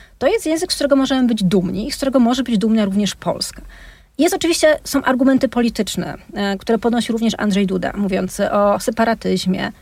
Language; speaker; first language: Polish; native; Polish